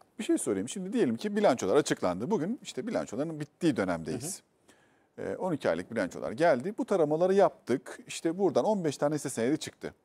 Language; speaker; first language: Turkish; native; Turkish